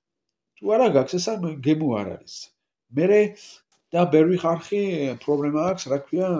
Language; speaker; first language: Georgian; non-native, learner; French